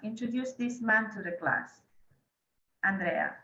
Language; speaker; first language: English; non-native, fluent; Spanish